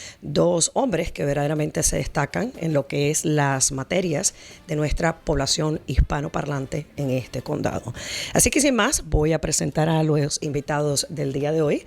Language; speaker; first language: Spanish; native; Spanish